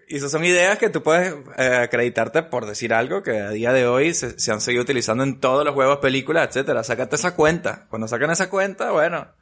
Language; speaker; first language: Spanish; native; Spanish